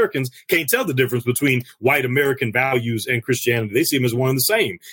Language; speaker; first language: English; native; English